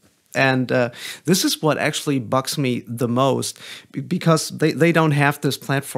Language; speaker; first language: English; non-native, fluent; German